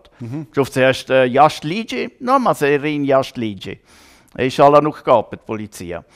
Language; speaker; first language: Albanian; non-native, learner; German